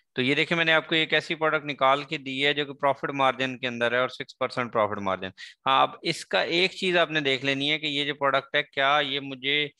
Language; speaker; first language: Urdu; non-native, local second language; Sindhi